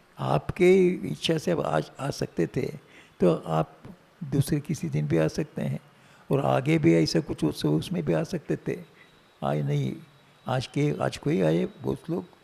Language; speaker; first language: Hindi; non-native, local second language; Tamil